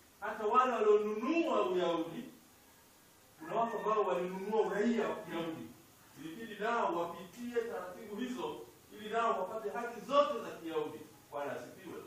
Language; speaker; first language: Swahili; native; Swahili